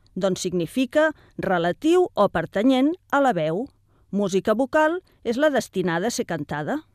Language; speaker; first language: Catalan; native; Catalan